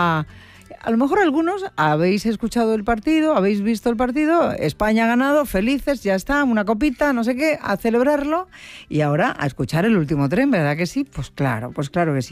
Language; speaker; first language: Spanish; native; Spanish